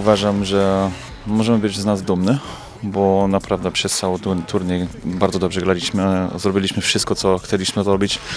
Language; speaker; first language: Polish; non-native, fluent; German